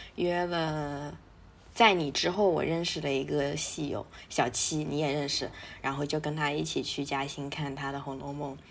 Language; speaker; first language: Chinese; native; Chinese